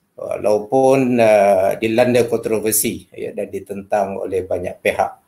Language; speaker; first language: Malay; native; Malay